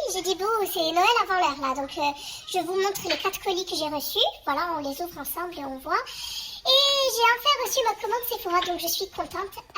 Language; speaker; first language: French; native; French